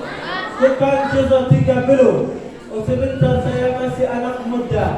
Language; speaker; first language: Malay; non-native, learner; Arabic